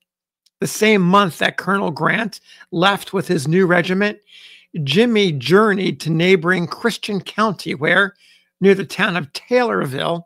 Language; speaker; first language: English; native; English